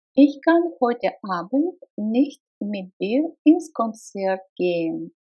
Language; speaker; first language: German; non-native, fluent; Russian